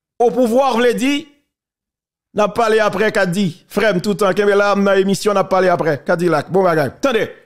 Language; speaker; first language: French; non-native, local second language; Haitian Creole